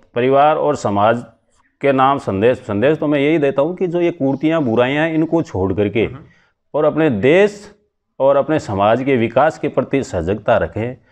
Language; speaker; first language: Hindi; native; Hindi